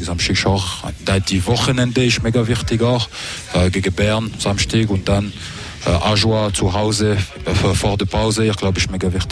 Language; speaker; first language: German; non-native, local second language; French